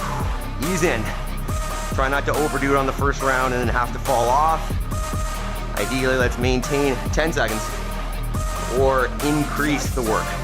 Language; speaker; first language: English; native; English